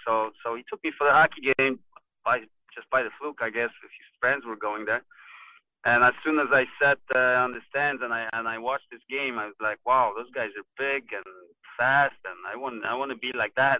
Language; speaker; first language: English; non-native, fluent; Polish